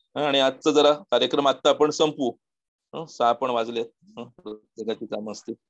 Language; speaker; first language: Marathi; native; Marathi